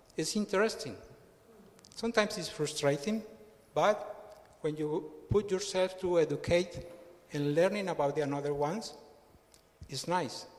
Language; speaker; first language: English; non-native, fluent; Spanish